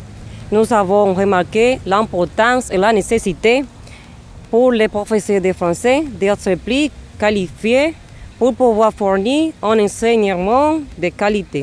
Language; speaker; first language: French; non-native, learner; Spanish